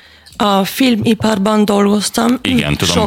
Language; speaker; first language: Hungarian; non-native, learner; German